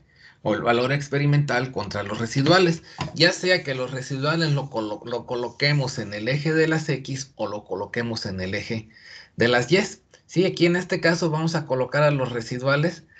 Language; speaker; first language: Spanish; native; Spanish